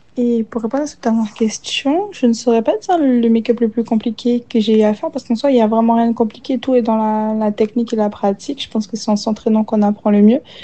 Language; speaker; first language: French; native; French